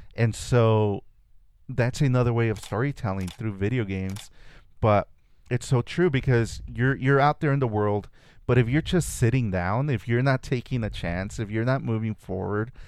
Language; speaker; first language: English; early bilingual, other home language; Spanish